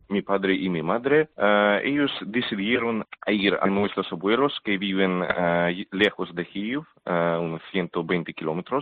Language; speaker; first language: Spanish; non-native, learner; Ukrainian